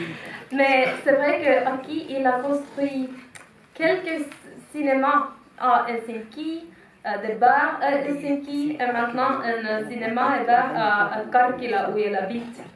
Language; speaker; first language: French; non-native, fluent; Finnish